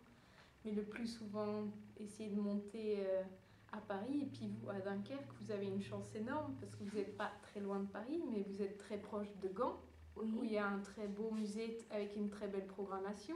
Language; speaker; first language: French; early bilingual, other home language; Dutch